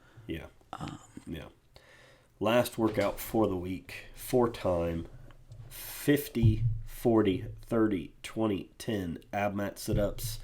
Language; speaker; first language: English; native; English